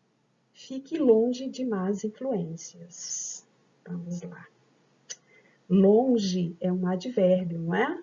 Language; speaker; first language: Portuguese; native; Portuguese